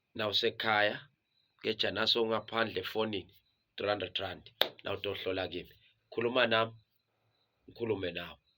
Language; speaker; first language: Zulu; non-native, local second language; Swati